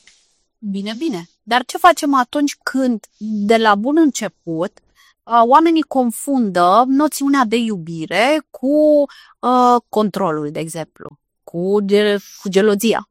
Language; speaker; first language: Romanian; native; Romanian